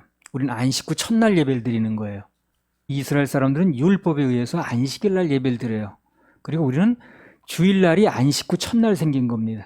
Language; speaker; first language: Korean; native; Korean